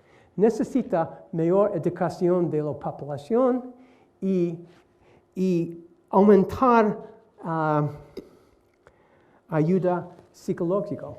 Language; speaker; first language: Spanish; non-native, learner; English